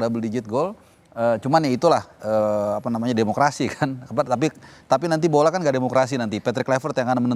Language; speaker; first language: Indonesian; native; Indonesian